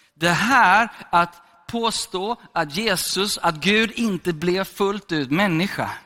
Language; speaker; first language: Swedish; native; Swedish